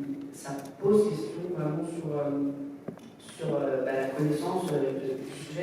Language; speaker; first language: French; native; French